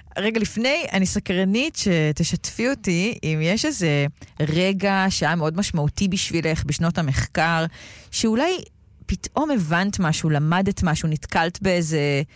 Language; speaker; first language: Hebrew; native; Hebrew